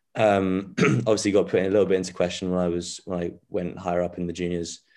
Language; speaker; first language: English; native; English